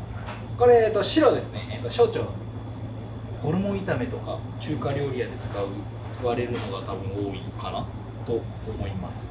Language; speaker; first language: Japanese; native; Japanese